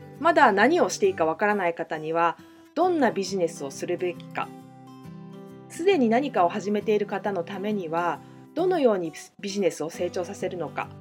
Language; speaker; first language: Japanese; native; Japanese